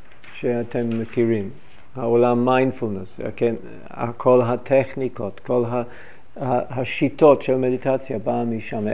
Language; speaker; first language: Hebrew; non-native, fluent; English